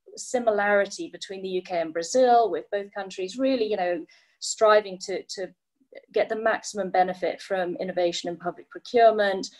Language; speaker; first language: English; native; English